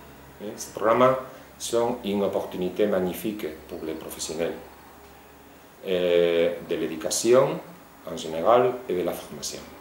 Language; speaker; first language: French; non-native, fluent; Spanish